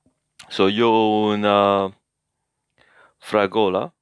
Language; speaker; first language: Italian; non-native, learner; English